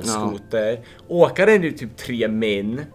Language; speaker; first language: Swedish; early bilingual, other home language; Lithuanian